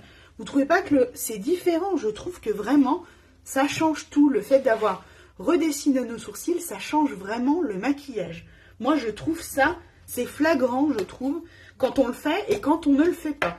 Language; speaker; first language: French; native; French